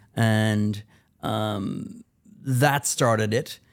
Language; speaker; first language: English; native; English